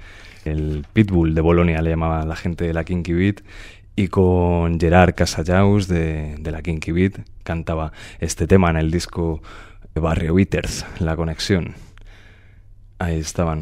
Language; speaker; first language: Spanish; native; Spanish